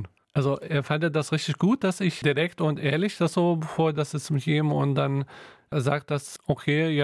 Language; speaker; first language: German; non-native, local second language; Arabic